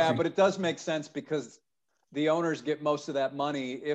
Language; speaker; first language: English; native; English